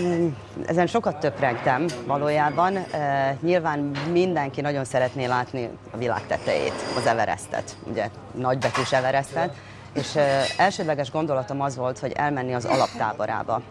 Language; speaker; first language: Hungarian; native; Hungarian